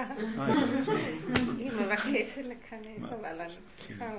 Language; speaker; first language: Hebrew; non-native, fluent; English